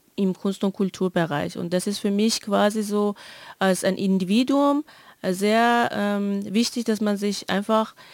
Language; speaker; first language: German; non-native, fluent; Persian